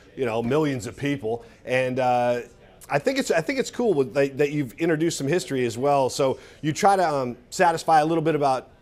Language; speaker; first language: English; native; English